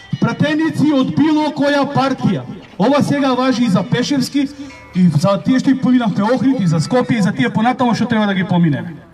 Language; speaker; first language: Macedonian; native; Macedonian